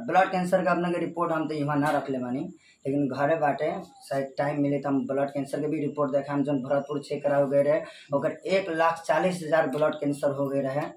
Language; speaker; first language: Bhojpuri; non-native, local second language; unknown